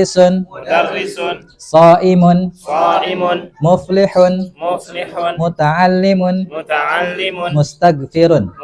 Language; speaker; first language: Arabic; non-native, learner; Indonesian